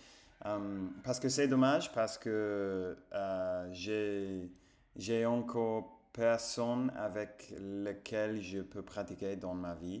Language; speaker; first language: French; non-native, fluent; English